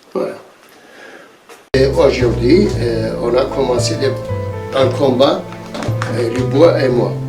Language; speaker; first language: French; non-native, learner; Turkish